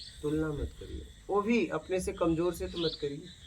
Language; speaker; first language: Hindi; native; Hindi